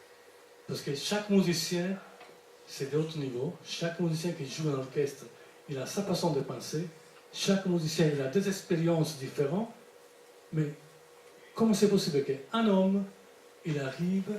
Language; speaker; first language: French; non-native, fluent; Italian